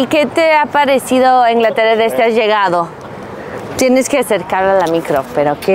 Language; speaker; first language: Spanish; non-native, fluent; English